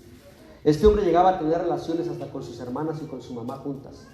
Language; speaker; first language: Spanish; native; Spanish